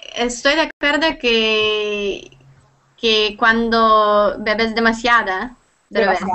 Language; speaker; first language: Spanish; non-native, learner; Lithuanian